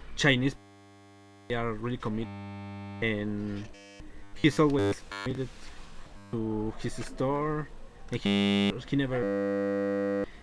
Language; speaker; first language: English; non-native, learner; Spanish